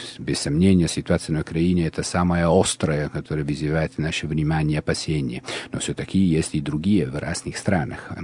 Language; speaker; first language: Russian; non-native, fluent; Italian